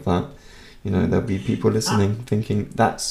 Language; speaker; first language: English; non-native, local second language; Hungarian